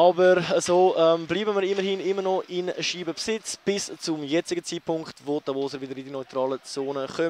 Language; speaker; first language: German; native; German